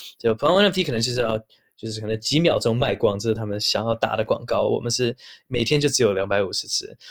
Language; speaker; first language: Chinese; early bilingual, heritage; Chinese